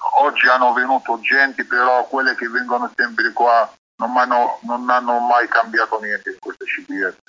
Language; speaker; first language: Italian; non-native, learner; Arabic